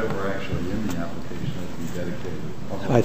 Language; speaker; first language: English; native; English